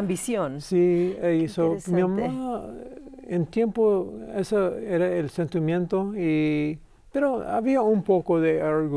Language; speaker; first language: Spanish; early bilingual, heritage; English